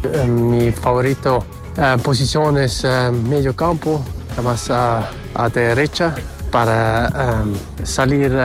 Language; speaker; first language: Spanish; early bilingual, heritage; Spanish